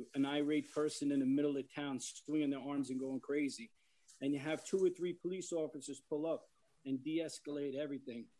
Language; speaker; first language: English; native; English